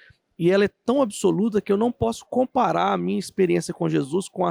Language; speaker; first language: Portuguese; native; Portuguese